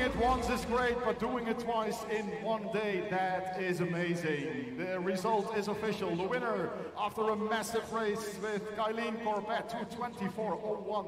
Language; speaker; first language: English; non-native, fluent; Dutch